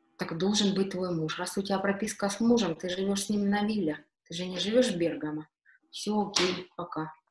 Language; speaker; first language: Russian; native; Russian